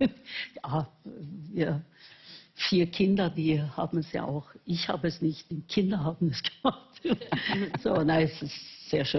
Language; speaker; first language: German; non-native, fluent; Norwegian